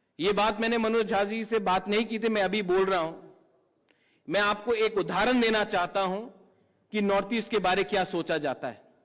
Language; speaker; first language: Hindi; non-native, local second language; Kok Borok